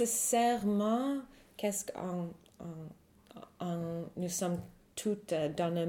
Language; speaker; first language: French; non-native, fluent; English